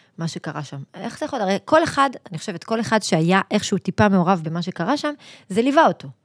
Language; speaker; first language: Hebrew; native; Hebrew